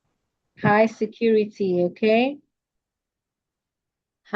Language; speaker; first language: English; non-native, fluent; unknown